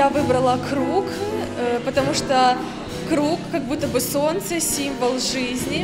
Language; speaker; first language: Russian; native; Russian